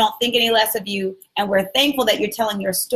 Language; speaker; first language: English; native; English